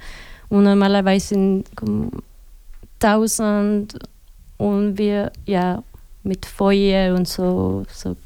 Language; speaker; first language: German; non-native, learner; Spanish